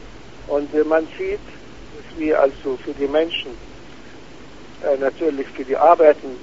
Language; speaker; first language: German; non-native, fluent; Arabic